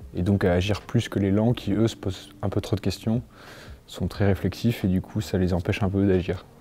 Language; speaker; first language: French; native; French